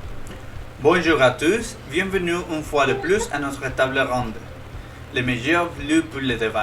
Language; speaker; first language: French; non-native, fluent; Spanish